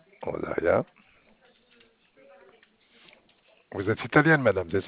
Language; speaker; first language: French; non-native, local second language; Arabic